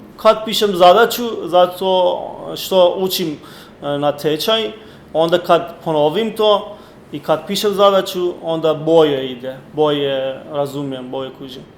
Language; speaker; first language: Bosnian; non-native, learner; Persian